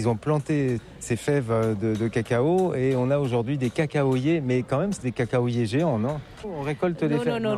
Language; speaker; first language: French; native; French